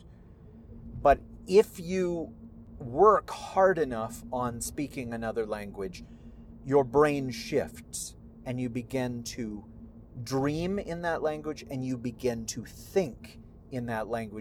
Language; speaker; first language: English; early bilingual, other home language; Spanish